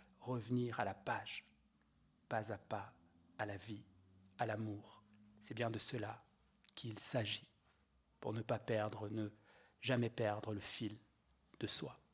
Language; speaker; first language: French; native; French